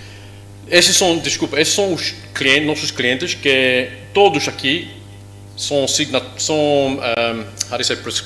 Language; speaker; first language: Portuguese; non-native, learner; English